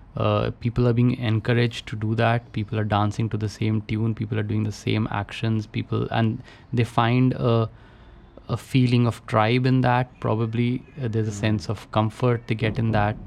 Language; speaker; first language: English; non-native, local second language; Hindi